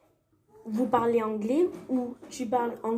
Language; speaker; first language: French; non-native, fluent; Spanish